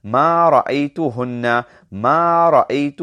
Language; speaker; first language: Arabic; non-native, fluent; English